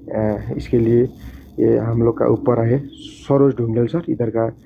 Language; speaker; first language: Hindi; non-native, learner; Nepali